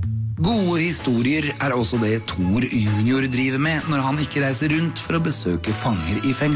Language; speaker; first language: Norwegian; native; Norwegian